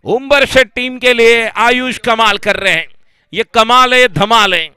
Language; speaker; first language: Hindi; non-native, local second language; Marathi